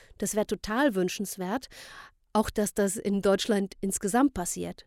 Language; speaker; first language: German; native; German